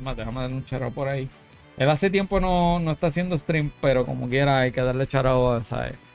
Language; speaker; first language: Spanish; native; Spanish